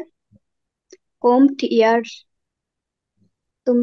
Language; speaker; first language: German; non-native, learner; Bangla